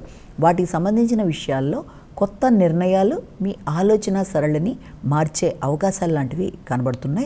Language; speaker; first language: Telugu; native; Telugu